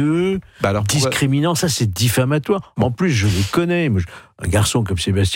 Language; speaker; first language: French; native; French